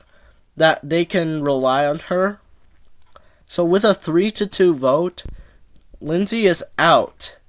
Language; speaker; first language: English; native; English